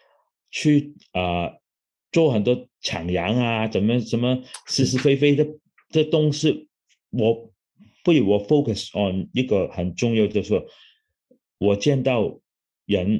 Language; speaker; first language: Chinese; non-native, local second language; Cantonese